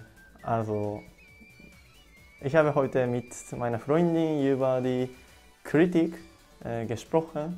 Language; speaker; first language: German; non-native, learner; Japanese